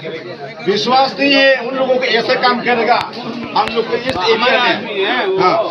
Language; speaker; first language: Hindi; non-native, local second language; Kok Borok